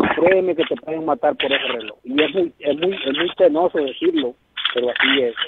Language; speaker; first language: Spanish; native; Spanish